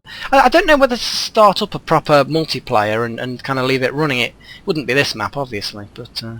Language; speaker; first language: English; native; English